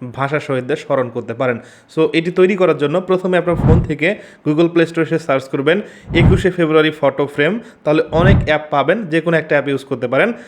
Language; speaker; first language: Bangla; native; Bangla